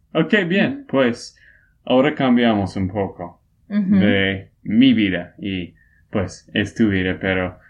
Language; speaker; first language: Spanish; non-native, fluent; English